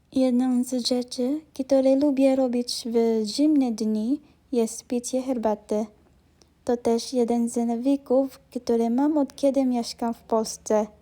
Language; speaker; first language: Polish; non-native, fluent; Hiligaynon